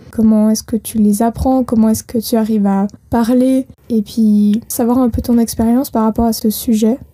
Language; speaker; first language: French; native; French